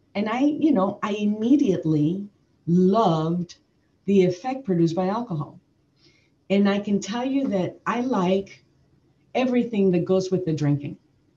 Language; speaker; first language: English; early bilingual, other home language; Spanish